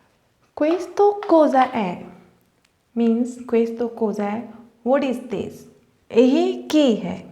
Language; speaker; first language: Italian; non-native, fluent; Punjabi